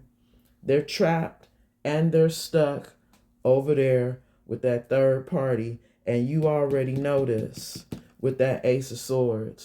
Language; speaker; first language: English; native; English